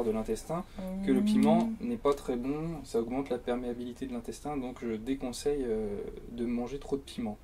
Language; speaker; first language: French; native; French